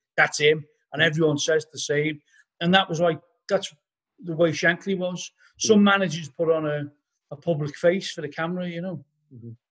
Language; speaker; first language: English; native; English